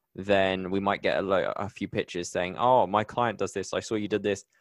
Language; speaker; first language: English; native; English